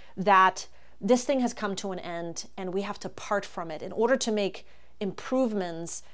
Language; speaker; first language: English; non-native, fluent; German